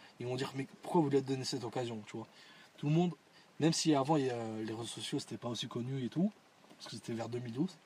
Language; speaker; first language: French; early bilingual, other home language; Arabic